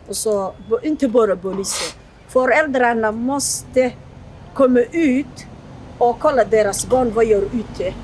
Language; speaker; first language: Swedish; non-native, learner; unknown